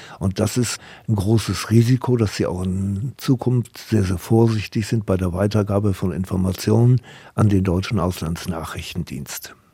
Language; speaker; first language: German; native; German